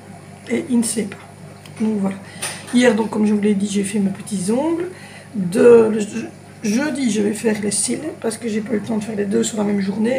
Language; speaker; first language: French; native; French